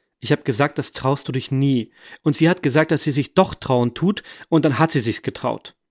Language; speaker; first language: German; native; German